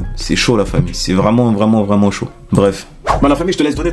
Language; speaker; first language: French; native; French